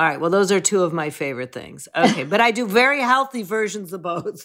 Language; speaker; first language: English; native; English